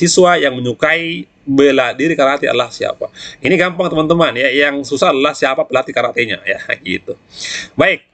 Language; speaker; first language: Indonesian; native; Indonesian